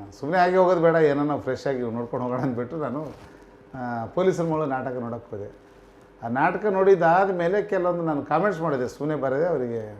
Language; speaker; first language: Kannada; native; Kannada